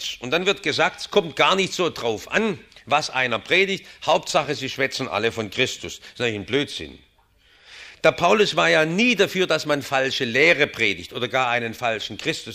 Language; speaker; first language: German; native; German